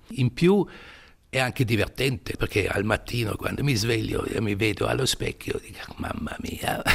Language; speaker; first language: Italian; non-native, local second language; German